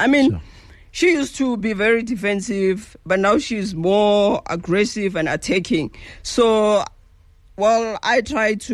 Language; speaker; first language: English; non-native, local second language; Northern Sotho